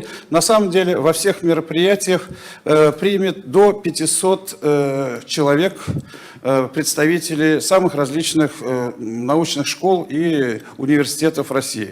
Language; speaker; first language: Russian; native; Russian